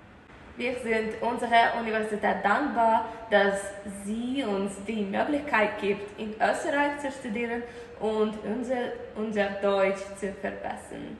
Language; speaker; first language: German; non-native, fluent; Ukrainian